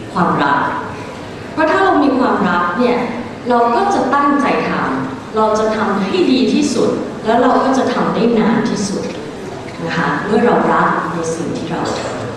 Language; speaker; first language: Thai; early bilingual, other home language; English